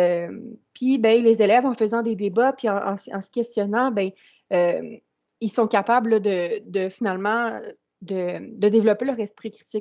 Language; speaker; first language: French; native; French